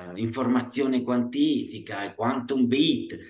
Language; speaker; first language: Italian; native; Italian